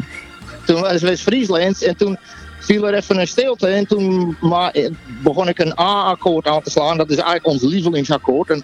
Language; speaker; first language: Dutch; native; Dutch